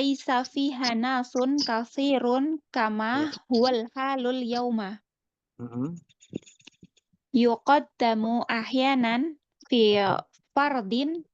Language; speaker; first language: Arabic; non-native, learner; Indonesian